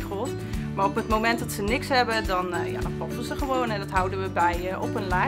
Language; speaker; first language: Dutch; native; Dutch